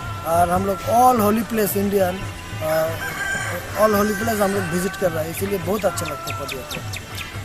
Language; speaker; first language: Hindi; non-native, local second language; Bangla